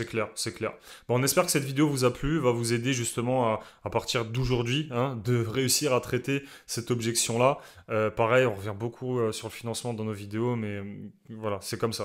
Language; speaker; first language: French; native; French